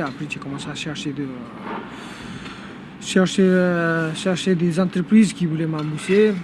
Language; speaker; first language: French; non-native, fluent; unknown